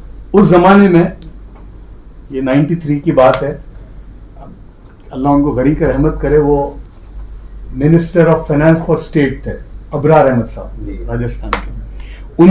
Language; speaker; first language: Hindi; native; Hindi